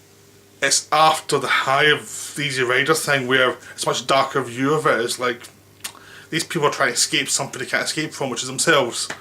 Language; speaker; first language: English; native; English